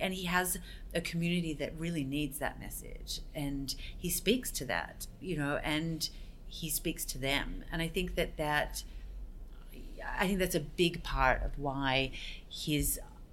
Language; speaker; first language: English; native; English